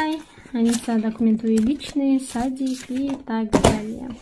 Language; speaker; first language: Russian; non-native, local second language; Tajik